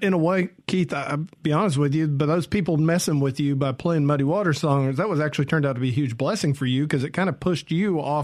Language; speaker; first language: English; native; English